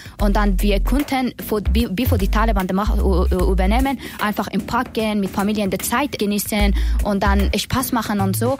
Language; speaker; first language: German; non-native, learner; Persian